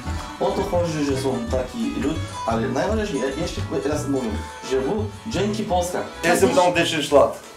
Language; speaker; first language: Polish; non-native, learner; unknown